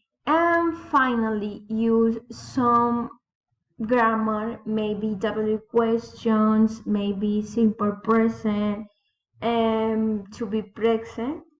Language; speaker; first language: English; non-native, learner; Spanish